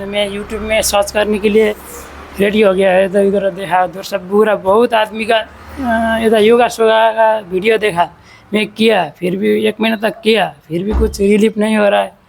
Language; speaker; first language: Hindi; non-native, learner; Nepali